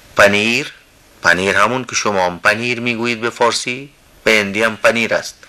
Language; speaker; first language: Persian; non-native, fluent; Hindi